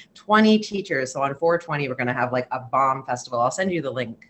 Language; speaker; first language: English; native; English